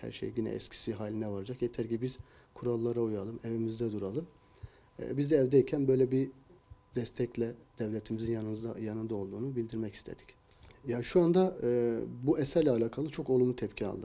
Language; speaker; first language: Turkish; native; Turkish